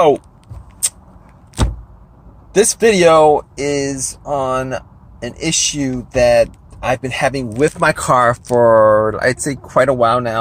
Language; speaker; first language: English; native; English